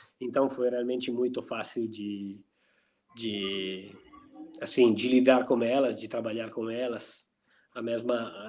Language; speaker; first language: Portuguese; non-native, fluent; Italian